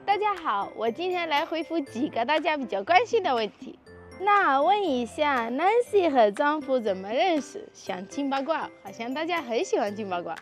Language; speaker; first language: Chinese; non-native, fluent; Arabic